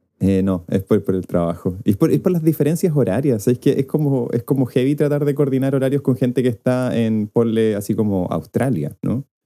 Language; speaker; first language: Spanish; native; Spanish